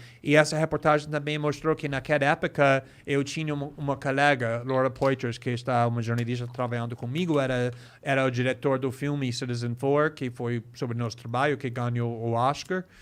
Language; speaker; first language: Portuguese; non-native, fluent; English